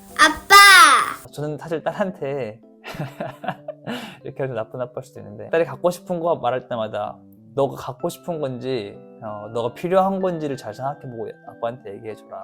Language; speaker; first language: Korean; native; Korean